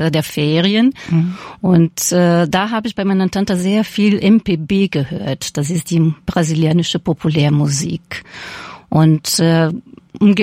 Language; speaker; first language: German; non-native, fluent; Portuguese